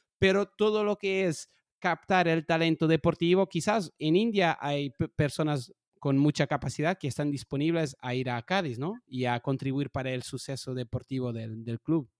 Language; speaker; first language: Spanish; non-native, fluent; Portuguese